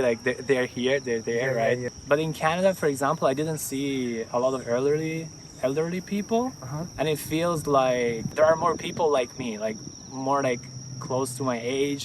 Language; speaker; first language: English; non-native, fluent; Italian